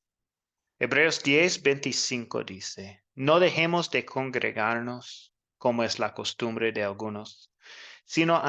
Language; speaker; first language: Spanish; non-native, fluent; English